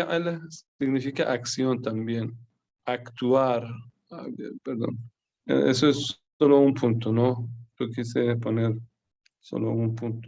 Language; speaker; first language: Spanish; non-native, fluent; Persian